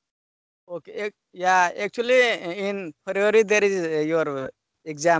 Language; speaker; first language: English; non-native, learner; Hindi